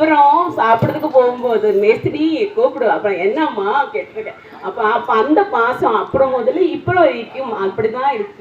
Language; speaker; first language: Tamil; non-native, learner; Malayalam